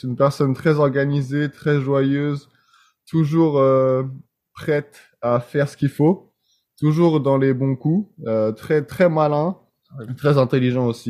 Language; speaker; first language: French; native; French